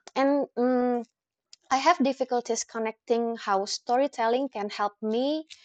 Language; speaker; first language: English; non-native, fluent; Indonesian